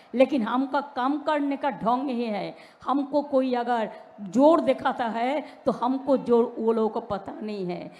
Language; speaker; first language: Hindi; non-native, local second language; Bangla